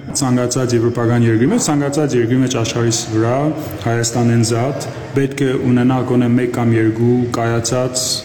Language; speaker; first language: Armenian; early bilingual, heritage; Armenian